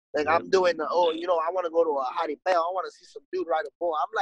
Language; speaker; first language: English; native; English